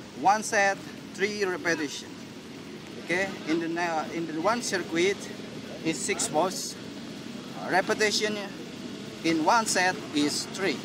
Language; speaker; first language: English; non-native, learner; Indonesian